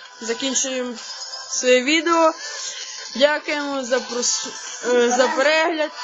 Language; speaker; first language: Ukrainian; native; Ukrainian